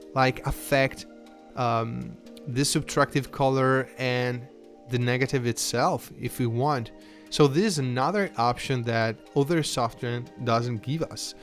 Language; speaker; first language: English; non-native, fluent; Italian